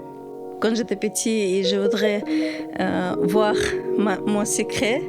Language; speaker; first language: French; non-native, learner; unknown